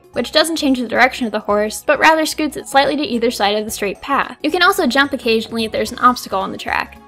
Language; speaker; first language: English; native; English